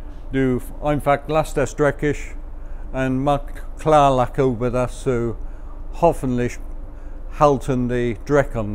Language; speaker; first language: German; non-native, fluent; English